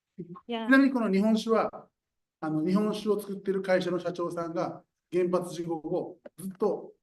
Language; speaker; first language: Japanese; native; Japanese